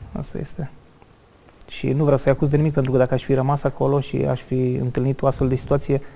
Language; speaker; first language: Romanian; native; Romanian